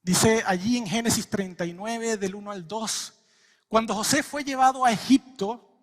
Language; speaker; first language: Spanish; native; Spanish